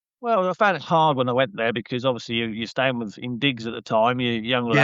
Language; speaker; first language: English; native; English